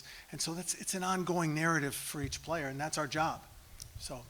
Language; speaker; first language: English; native; English